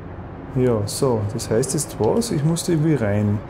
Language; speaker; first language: German; native; German